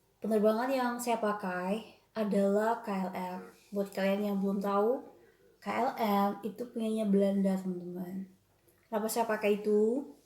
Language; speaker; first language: Indonesian; native; Indonesian